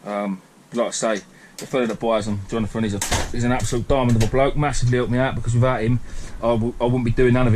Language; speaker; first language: English; native; English